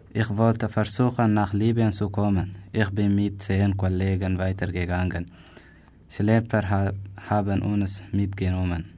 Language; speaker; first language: German; non-native, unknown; Tigrinya